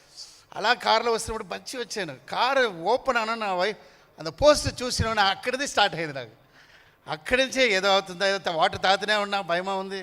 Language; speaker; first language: Telugu; non-native, learner; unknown